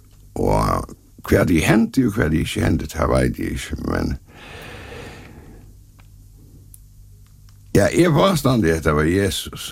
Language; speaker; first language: Danish; non-native, local second language; Faroese